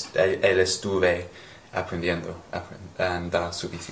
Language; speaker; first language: Spanish; non-native, learner; English